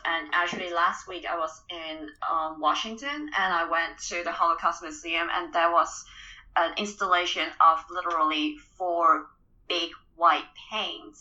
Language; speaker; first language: English; non-native, local second language; Cantonese